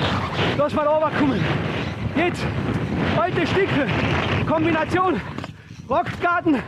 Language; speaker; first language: German; native; German